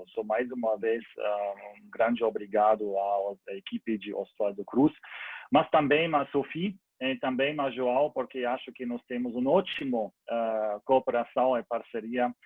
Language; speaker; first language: Portuguese; non-native, learner; German